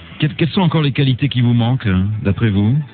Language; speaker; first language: French; native; French